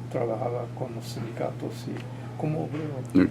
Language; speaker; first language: Spanish; non-native, fluent; English